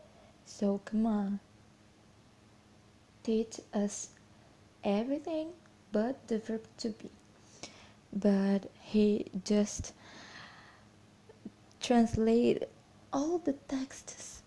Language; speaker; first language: English; non-native, fluent; Portuguese